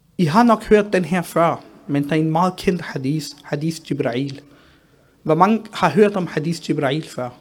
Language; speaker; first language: Danish; early bilingual, other home language; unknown